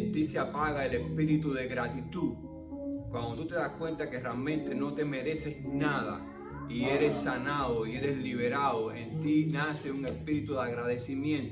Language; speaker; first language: Spanish; native; Spanish